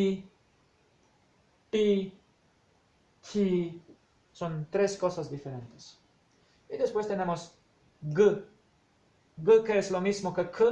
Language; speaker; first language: Spanish; non-native, fluent; Polish